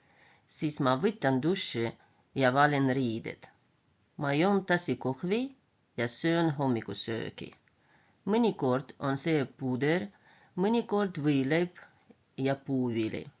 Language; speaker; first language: Estonian; non-native, local second language; Russian